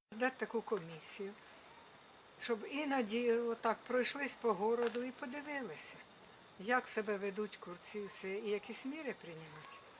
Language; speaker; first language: Ukrainian; native; Ukrainian